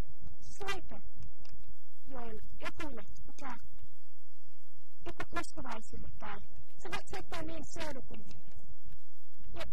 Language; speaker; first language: Finnish; early bilingual, heritage; Finnish